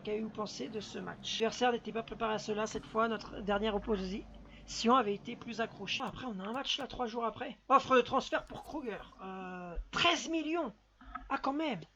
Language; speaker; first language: French; native; French